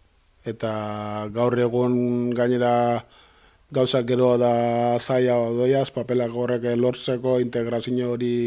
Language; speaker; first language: Basque; non-native, fluent; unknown